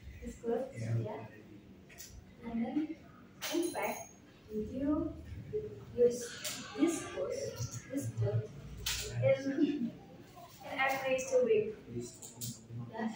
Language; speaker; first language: English; non-native, learner; Indonesian